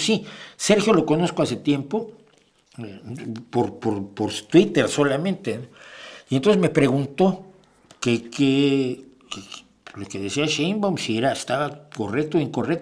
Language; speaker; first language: Spanish; native; Spanish